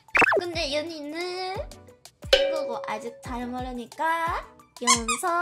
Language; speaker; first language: Korean; non-native, learner; Japanese